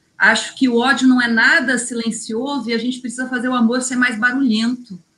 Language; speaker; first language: Portuguese; native; Portuguese